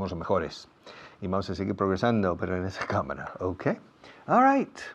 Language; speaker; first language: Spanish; non-native, fluent; English